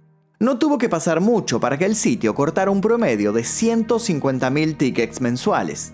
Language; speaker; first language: Spanish; native; Spanish